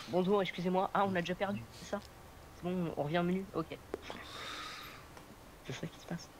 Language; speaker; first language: French; native; French